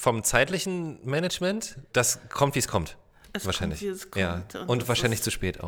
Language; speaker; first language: German; native; German